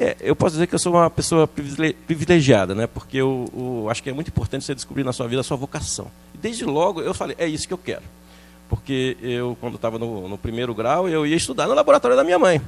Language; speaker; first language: Portuguese; early bilingual, other home language; French